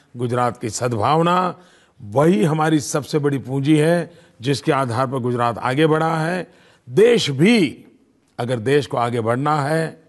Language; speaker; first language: Hindi; non-native, local second language; Gujarati